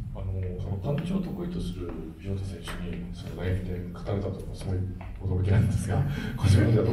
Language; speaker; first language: Japanese; native; Japanese